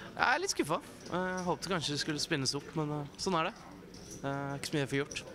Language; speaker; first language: Norwegian; native; Norwegian